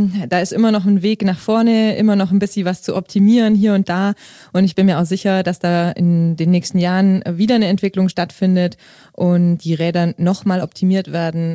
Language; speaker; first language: German; native; German